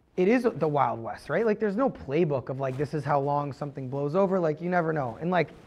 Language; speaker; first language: English; native; English